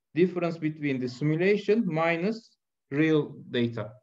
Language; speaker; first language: English; non-native, fluent; Turkish